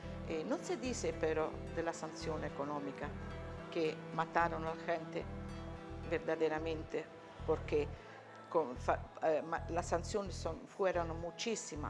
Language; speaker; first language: Spanish; non-native, learner; Italian